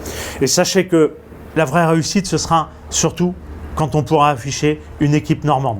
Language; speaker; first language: French; native; French